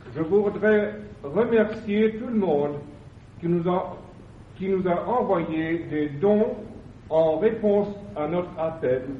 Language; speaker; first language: French; non-native, fluent; English